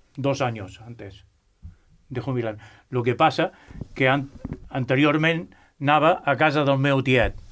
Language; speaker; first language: Catalan; non-native, local second language; Spanish